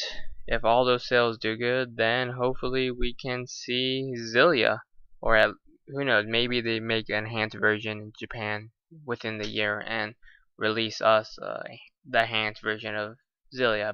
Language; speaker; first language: English; native; English